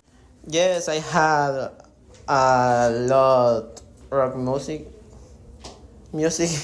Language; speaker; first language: English; non-native, learner; Spanish